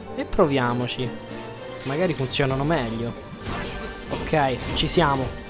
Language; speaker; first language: Italian; native; Italian